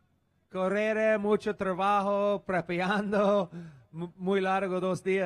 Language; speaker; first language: Spanish; non-native, learner; English